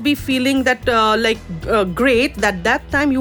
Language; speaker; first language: English; non-native, local second language; Urdu